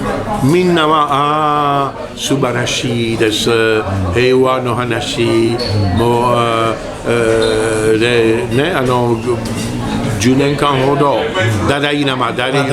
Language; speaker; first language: Japanese; non-native, learner; French